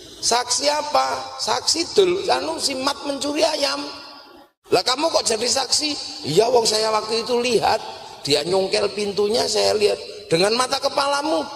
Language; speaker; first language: Indonesian; non-native, local second language; Javanese